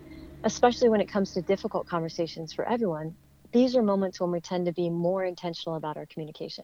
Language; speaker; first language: English; native; English